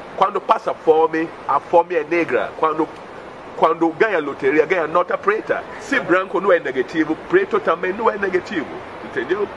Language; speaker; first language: Portuguese; non-native, fluent; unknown